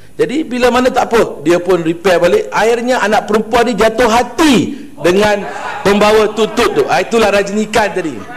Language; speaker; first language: Malay; non-native, local second language; Tamil